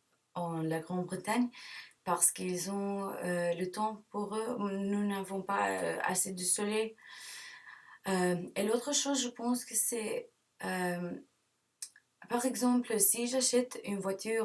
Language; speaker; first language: French; non-native, learner; English